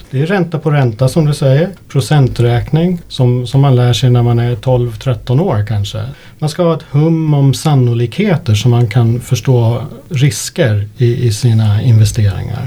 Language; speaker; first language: Swedish; early bilingual, other home language; English